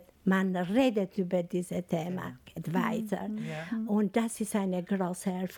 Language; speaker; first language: German; non-native, learner; Albanian